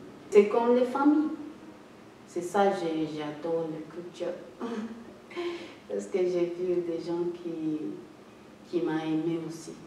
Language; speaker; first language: French; non-native, learner; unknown